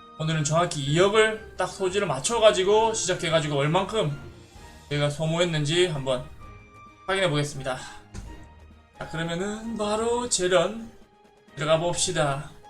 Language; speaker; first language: Korean; native; Korean